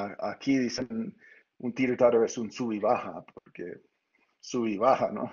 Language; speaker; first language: Spanish; early bilingual, heritage; Spanish